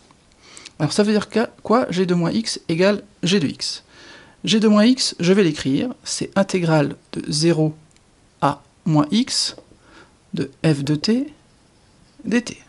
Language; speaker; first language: French; native; French